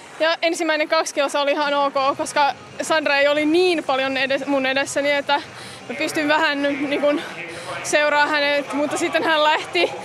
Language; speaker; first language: Finnish; non-native, fluent; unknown